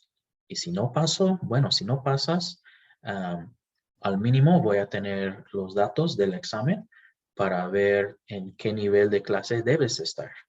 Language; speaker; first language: Spanish; non-native, fluent; English